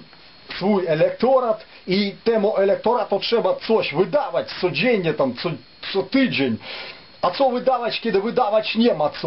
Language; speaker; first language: Polish; non-native, fluent; Ukrainian